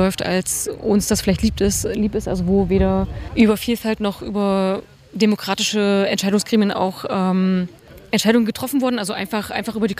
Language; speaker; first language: German; native; German